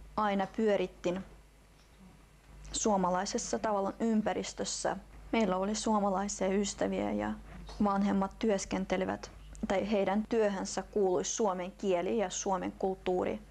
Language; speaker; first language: Finnish; non-native, fluent; Russian